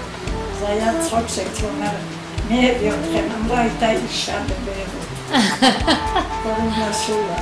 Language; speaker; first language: Hebrew; early bilingual, other home language; Spanish